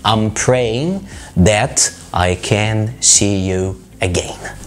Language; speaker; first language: English; non-native, fluent; Arabic